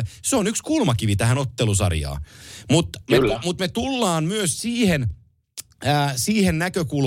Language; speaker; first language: Finnish; native; Finnish